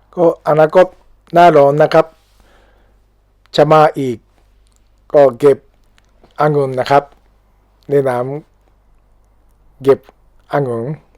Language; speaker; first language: Thai; non-native, learner; Japanese